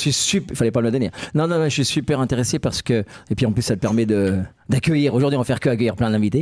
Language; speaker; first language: French; native; French